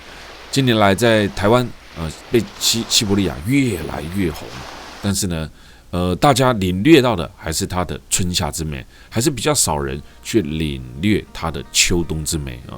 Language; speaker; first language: Chinese; native; Chinese